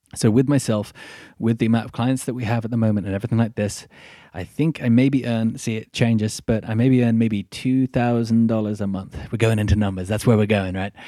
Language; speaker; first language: English; native; English